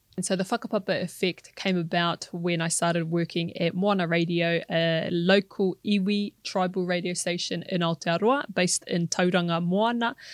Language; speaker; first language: English; non-native, local second language; Māori